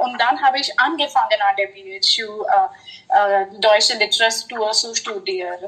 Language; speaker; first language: German; non-native, fluent; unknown